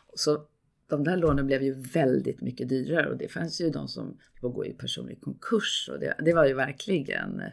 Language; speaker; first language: Swedish; native; Swedish